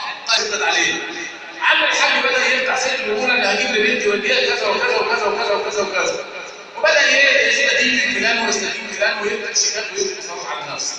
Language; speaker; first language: Arabic; native; Arabic